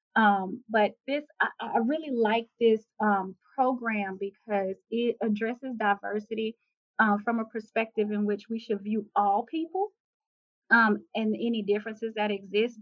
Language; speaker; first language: English; native; English